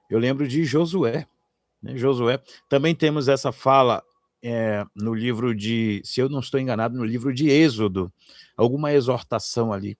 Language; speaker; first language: Portuguese; native; Portuguese